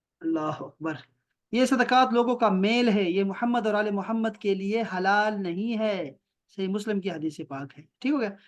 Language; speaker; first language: Urdu; non-native, local second language; Pashto